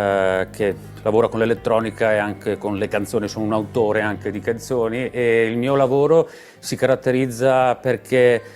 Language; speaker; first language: Italian; native; Italian